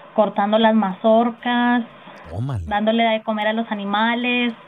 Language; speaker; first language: Spanish; early bilingual, heritage; Spanish